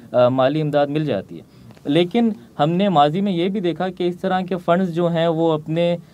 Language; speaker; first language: Urdu; non-native, local second language; Punjabi